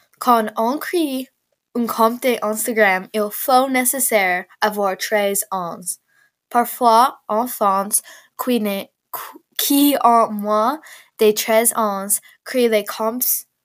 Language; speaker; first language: French; non-native, learner; English